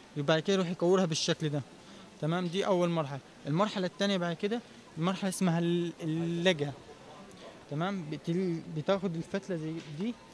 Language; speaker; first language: Egyptian Arabic; native; Egyptian Arabic